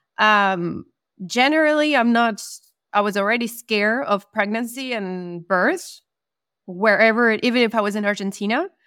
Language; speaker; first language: English; non-native, fluent; Spanish